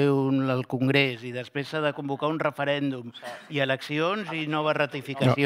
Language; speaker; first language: Catalan; native; Catalan